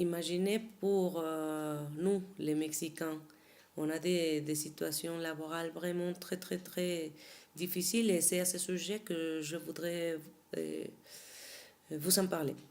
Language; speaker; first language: French; non-native, fluent; Spanish